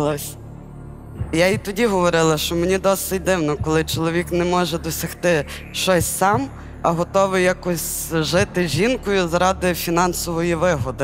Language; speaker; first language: Ukrainian; native; Ukrainian